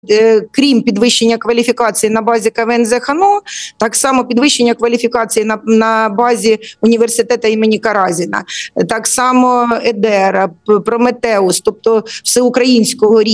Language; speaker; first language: Ukrainian; native; Ukrainian